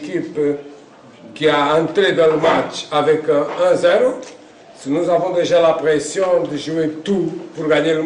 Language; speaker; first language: French; non-native, fluent; Portuguese